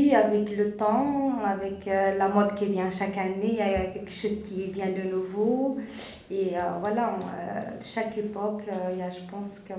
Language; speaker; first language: French; non-native, local second language; Arabic